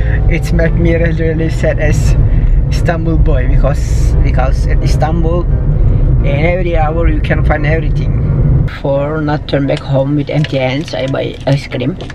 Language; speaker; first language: English; non-native, learner; Turkish